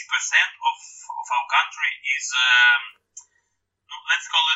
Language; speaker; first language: English; non-native, fluent; Russian